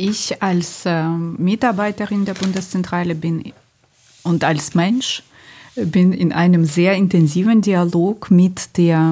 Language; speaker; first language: German; non-native, fluent; Ukrainian